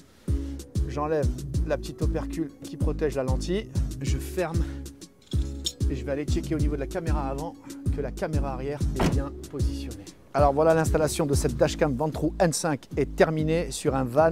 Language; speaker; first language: French; native; French